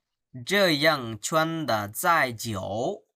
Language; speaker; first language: Chinese; non-native, fluent; Bangla